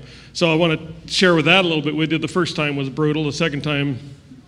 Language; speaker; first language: English; native; English